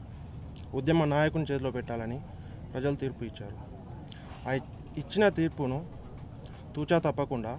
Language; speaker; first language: Telugu; native; Telugu